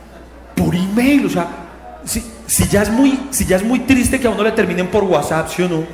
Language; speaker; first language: Spanish; native; Spanish